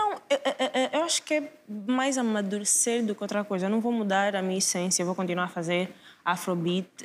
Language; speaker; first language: Portuguese; native; Portuguese